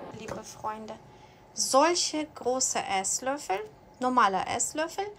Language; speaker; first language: German; non-native, fluent; Ukrainian